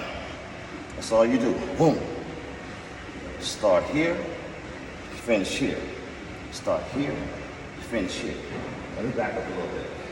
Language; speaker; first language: English; native; English